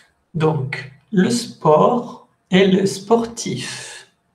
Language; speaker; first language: French; non-native, fluent; Spanish